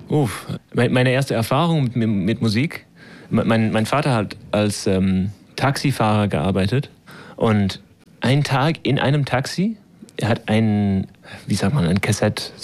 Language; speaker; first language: German; non-native, learner; English